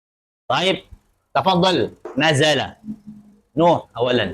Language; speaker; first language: Arabic; non-native, fluent; Indonesian